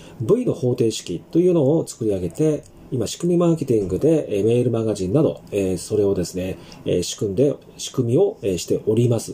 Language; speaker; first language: Japanese; native; Japanese